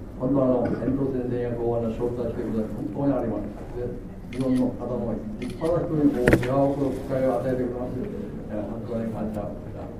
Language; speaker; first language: Japanese; non-native, learner; Korean